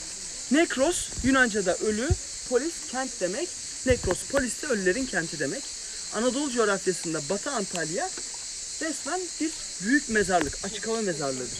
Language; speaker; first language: Turkish; native; Turkish